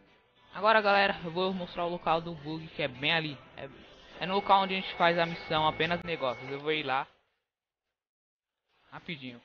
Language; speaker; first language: Portuguese; native; Portuguese